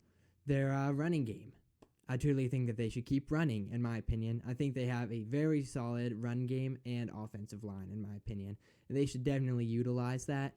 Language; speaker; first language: English; native; English